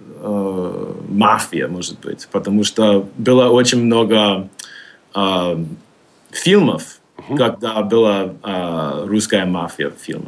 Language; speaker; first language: Russian; non-native, fluent; English